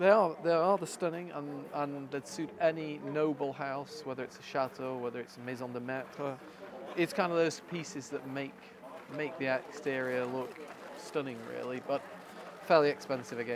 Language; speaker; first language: English; native; English